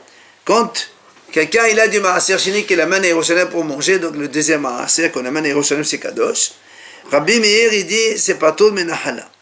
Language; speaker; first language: French; native; French